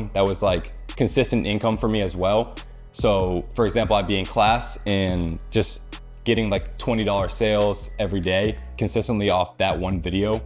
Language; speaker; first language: English; native; English